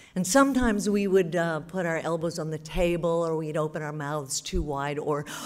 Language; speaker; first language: English; native; English